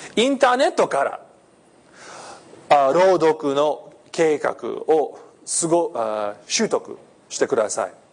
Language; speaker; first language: Japanese; non-native, fluent; English